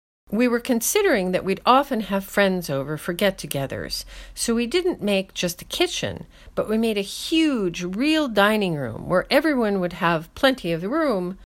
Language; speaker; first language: English; native; English